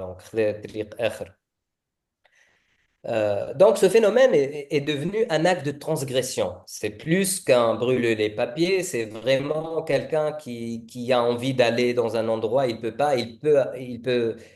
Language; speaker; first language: French; non-native, fluent; Arabic